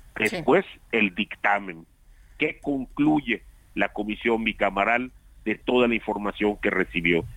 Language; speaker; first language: Spanish; native; Spanish